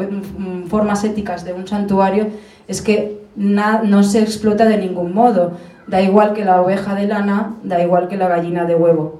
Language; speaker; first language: Spanish; native; Spanish